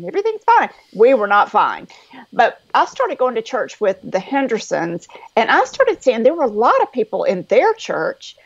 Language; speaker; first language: English; native; English